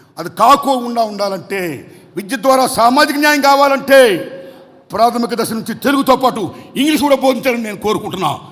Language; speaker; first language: Telugu; native; Telugu